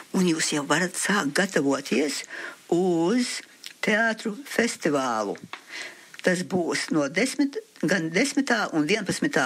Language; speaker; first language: Latvian; early bilingual, heritage; Latvian